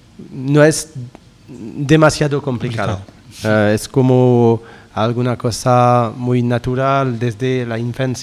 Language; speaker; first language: Spanish; non-native, learner; French